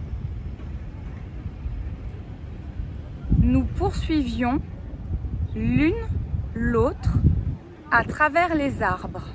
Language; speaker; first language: French; native; French